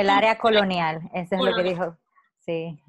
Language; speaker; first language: Spanish; early bilingual, heritage; Spanish